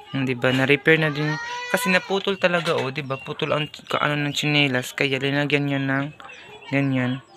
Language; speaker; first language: Filipino; non-native, local second language; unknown